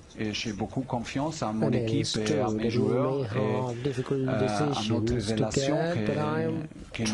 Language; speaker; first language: French; non-native, fluent; German